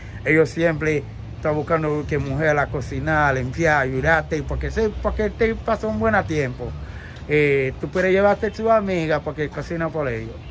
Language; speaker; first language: Spanish; non-native, learner; English